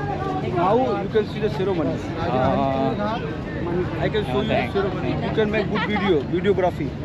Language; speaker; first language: English; non-native, learner; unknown